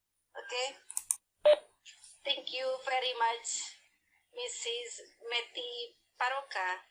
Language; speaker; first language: English; non-native, fluent; Indonesian